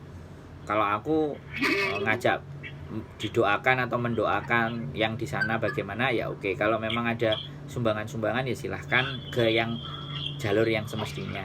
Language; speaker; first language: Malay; non-native, local second language; Javanese